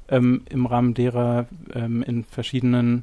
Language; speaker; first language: German; native; German